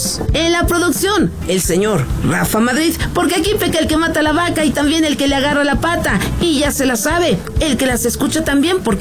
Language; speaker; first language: Spanish; native; Spanish